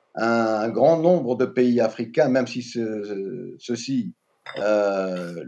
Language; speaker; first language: French; non-native, local second language; Arabic